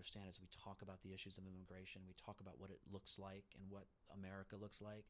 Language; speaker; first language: English; early bilingual, other home language; Spanish